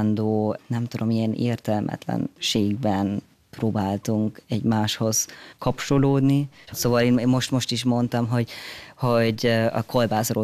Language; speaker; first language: Hungarian; non-native, fluent; German